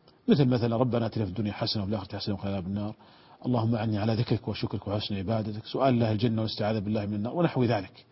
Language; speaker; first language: Arabic; native; Arabic